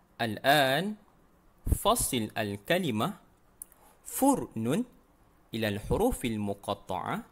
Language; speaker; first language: Arabic; non-native, fluent; Malay